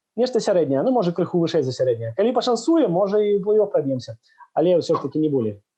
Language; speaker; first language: Belarusian; non-native, local second language; Russian